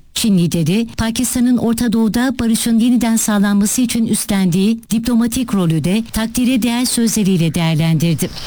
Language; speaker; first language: Turkish; native; Turkish